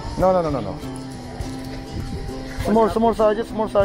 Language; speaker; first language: English; non-native, learner; Korean